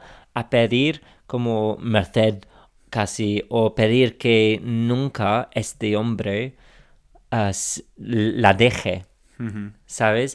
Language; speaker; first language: Spanish; non-native, fluent; English